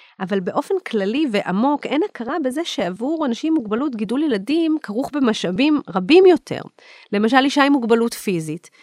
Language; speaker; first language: Hebrew; native; Hebrew